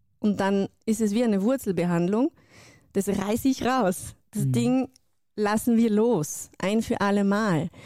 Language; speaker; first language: German; non-native, fluent; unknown